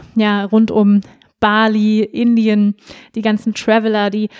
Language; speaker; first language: German; native; German